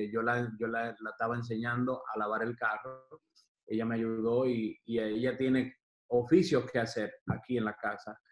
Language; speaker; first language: Spanish; native; Spanish